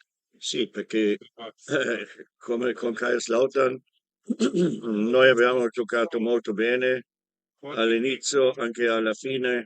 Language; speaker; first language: Italian; non-native, learner; German